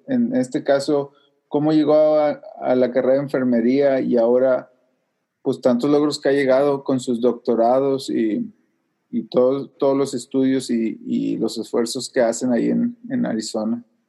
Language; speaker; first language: Spanish; native; Spanish